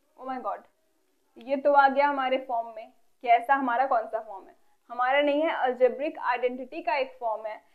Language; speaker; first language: Hindi; native; Hindi